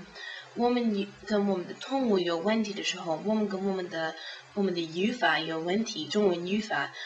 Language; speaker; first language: Chinese; non-native, learner; English